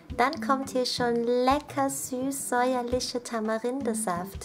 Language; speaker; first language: German; native; German